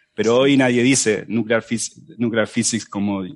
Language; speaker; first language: Spanish; native; Spanish